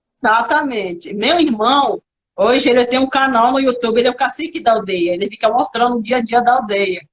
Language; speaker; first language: Portuguese; non-native, local second language; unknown